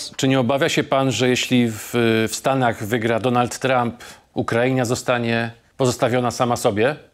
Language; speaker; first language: Polish; native; Polish